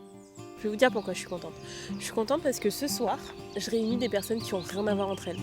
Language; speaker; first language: French; native; French